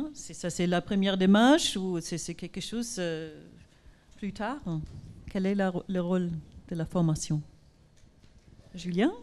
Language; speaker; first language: French; non-native, fluent; German